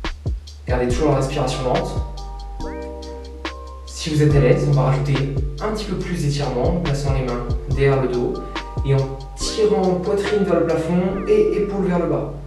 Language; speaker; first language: French; native; French